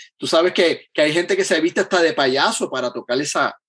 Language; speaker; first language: Spanish; native; Spanish